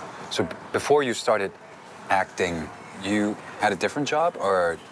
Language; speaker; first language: English; early bilingual, other home language; Korean